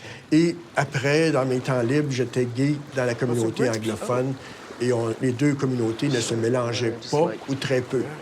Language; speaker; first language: French; native; French